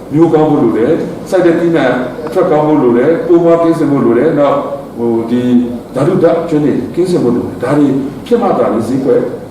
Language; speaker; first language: Burmese; non-native, local second language; Shan